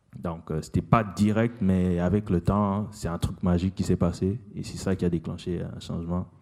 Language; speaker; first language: French; non-native, local second language; Lingala